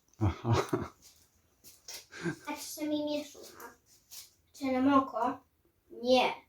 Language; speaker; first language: Polish; early bilingual, heritage; Samoan